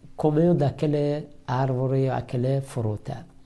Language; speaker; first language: Portuguese; non-native, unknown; Persian